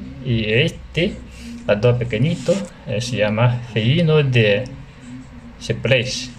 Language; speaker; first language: Spanish; non-native, learner; Chinese